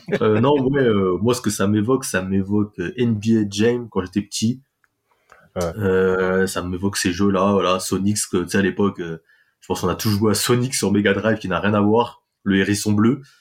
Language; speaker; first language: French; native; French